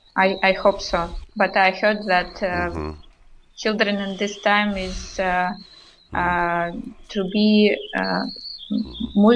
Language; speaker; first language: English; non-native, learner; Russian